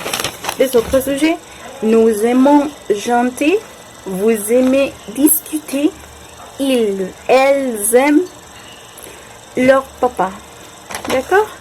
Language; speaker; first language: French; non-native, learner; Spanish